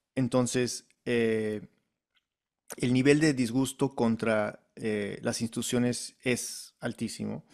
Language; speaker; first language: Spanish; early bilingual, heritage; Spanish